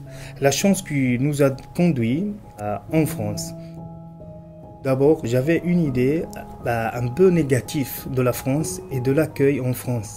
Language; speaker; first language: French; non-native, fluent; Arabic